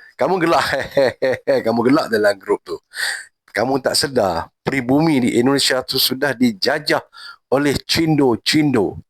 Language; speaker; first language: Malay; native; Malay